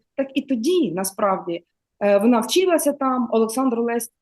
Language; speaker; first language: Ukrainian; native; Ukrainian